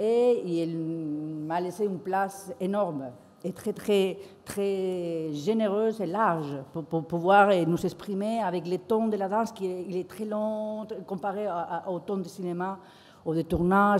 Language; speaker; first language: French; non-native, fluent; Spanish